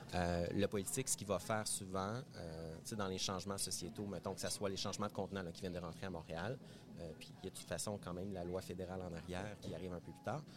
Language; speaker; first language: French; native; French